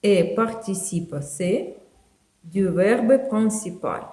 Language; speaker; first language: French; non-native, fluent; Ukrainian